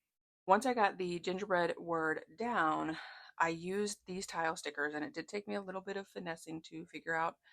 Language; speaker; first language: English; native; English